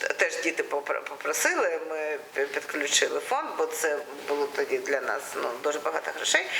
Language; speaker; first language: Ukrainian; non-native, local second language; Russian